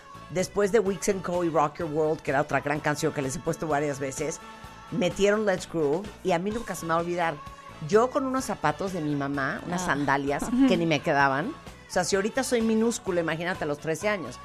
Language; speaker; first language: Spanish; native; Spanish